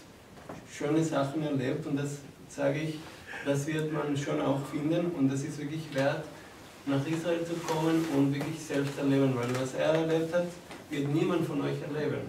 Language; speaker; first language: German; non-native, fluent; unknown